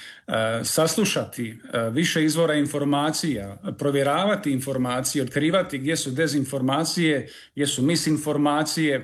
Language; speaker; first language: Serbian; native; Serbian